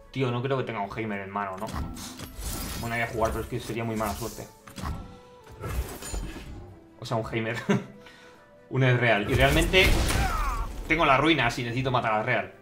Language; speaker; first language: Spanish; native; Spanish